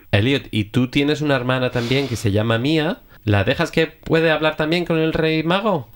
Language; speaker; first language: Spanish; native; Spanish